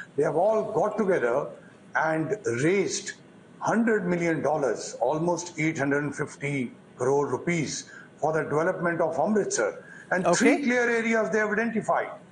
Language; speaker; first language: English; non-native, local second language; Punjabi